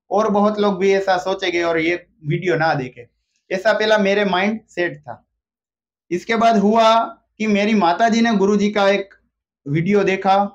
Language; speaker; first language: Hindi; non-native, local second language; Gujarati